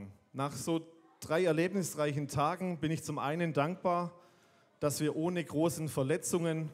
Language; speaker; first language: German; native; German